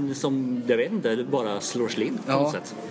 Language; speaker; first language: Swedish; native; Swedish